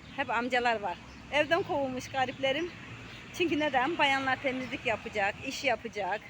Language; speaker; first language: Turkish; native; Turkish